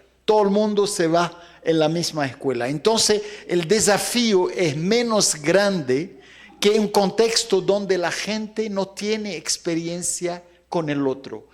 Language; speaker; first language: Spanish; non-native, fluent; Arabic